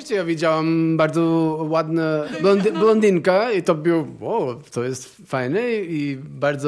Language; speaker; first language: Polish; non-native, learner; Portuguese